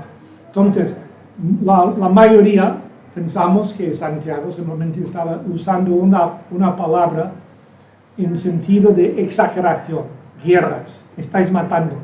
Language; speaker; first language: Spanish; non-native, fluent; English